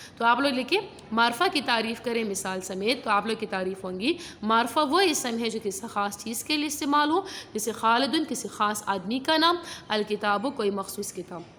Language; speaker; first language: Urdu; non-native, local second language; Pashto